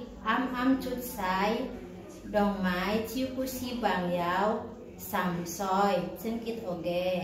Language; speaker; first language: Cantonese; non-native, learner; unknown